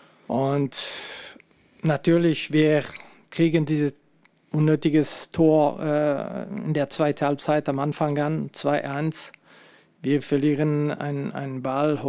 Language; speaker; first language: German; non-native, fluent; French